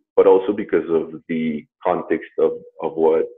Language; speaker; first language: English; non-native, fluent; Spanish